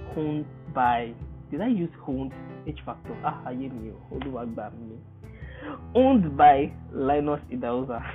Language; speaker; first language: English; non-native, local second language; Yoruba